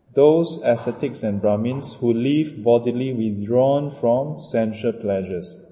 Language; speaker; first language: English; non-native, local second language; Chinese